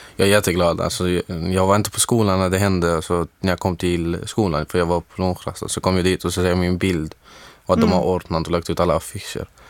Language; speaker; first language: Swedish; non-native, fluent; Arabic